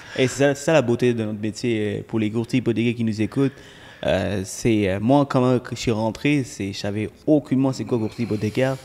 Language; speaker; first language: French; native; French